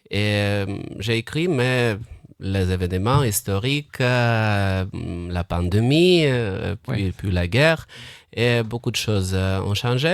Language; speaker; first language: French; non-native, fluent; Russian